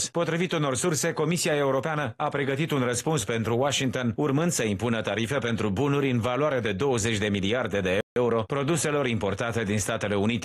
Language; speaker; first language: Romanian; native; Romanian